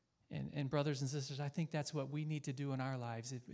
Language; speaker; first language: English; native; English